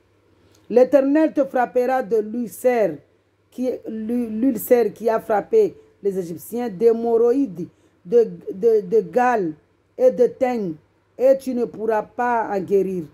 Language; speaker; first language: French; non-native, local second language; Comorian